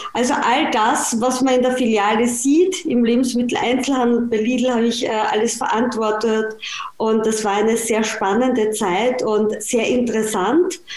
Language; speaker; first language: German; native; German